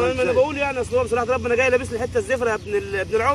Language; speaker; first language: Arabic; native; Arabic